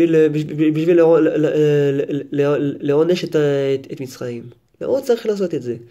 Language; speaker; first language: Hebrew; non-native, fluent; French